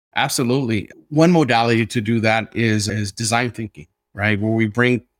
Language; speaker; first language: English; early bilingual, other home language; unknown